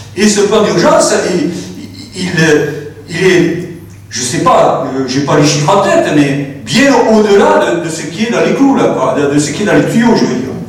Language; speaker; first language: French; native; French